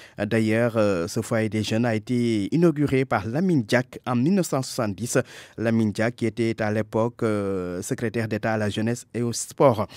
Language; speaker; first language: French; non-native, local second language; Wolof